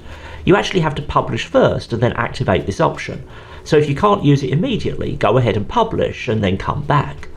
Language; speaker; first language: English; native; English